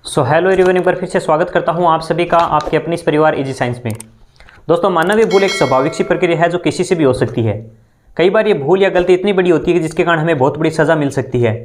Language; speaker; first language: Hindi; native; Hindi